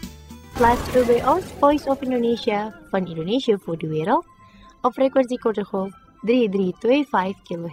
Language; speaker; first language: Dutch; non-native, fluent; Indonesian